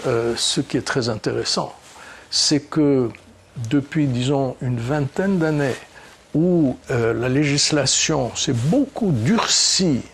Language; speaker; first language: French; early bilingual, other home language; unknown